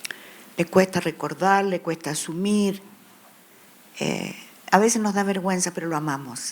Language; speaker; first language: Spanish; native; Spanish